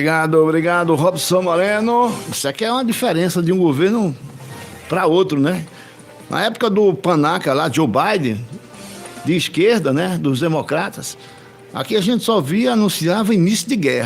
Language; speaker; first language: Portuguese; native; Portuguese